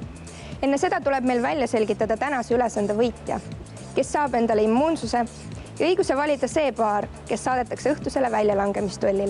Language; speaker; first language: Estonian; native; Estonian